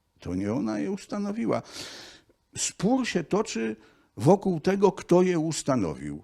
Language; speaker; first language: Polish; native; Polish